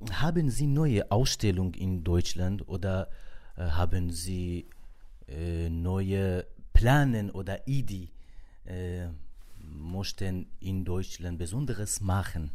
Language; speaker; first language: German; non-native, learner; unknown